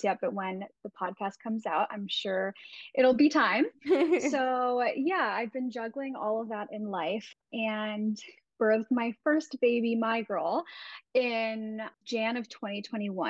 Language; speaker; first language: English; native; English